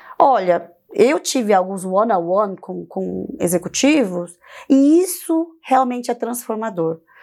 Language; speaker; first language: Portuguese; early bilingual, other home language; Korean